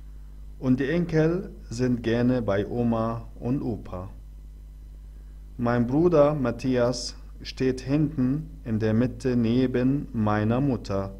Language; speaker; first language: German; non-native, fluent; Arabic